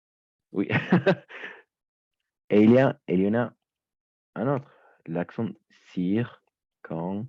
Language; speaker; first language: French; native; French